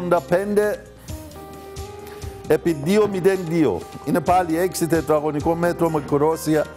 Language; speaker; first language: Greek; non-native, learner; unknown